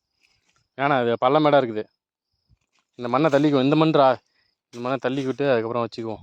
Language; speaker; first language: Tamil; native; Tamil